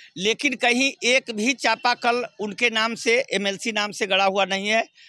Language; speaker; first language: Hindi; native; Hindi